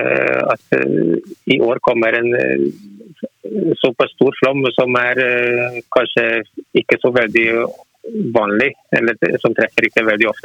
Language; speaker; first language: Norwegian; non-native, fluent; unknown